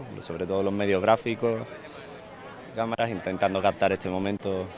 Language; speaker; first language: Spanish; non-native, fluent; English